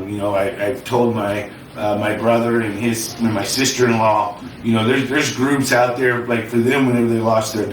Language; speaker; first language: English; native; English